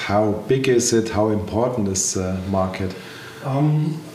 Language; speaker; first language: English; non-native, learner; German